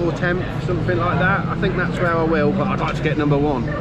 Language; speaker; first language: English; native; English